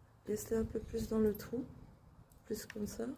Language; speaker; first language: French; native; French